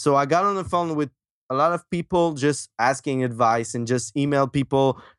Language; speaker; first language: English; non-native, fluent; French